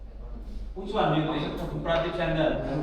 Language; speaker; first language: English; non-native, fluent; Indonesian